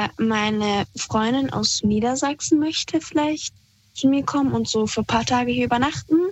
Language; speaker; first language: German; native; German